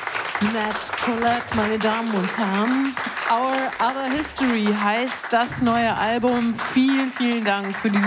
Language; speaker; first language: German; native; German